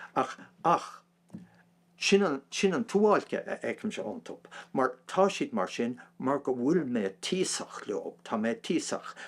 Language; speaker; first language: Irish; non-native, local second language; English